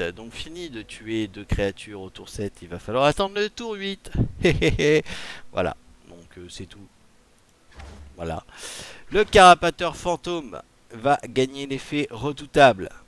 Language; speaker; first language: French; native; French